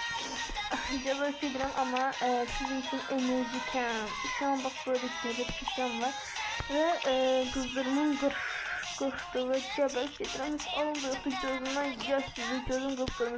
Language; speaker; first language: Turkish; non-native, local second language; Azerbaijani